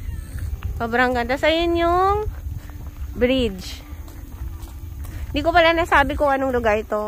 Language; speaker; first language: Filipino; native; Filipino